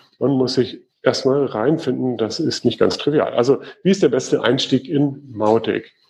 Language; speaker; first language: German; native; German